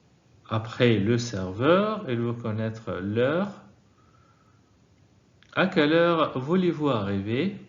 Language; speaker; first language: French; non-native, fluent; Arabic